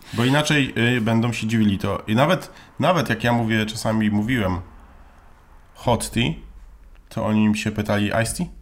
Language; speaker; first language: Polish; native; Polish